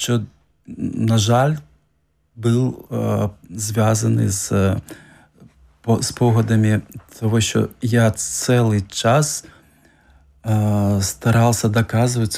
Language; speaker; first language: Ukrainian; native; Ukrainian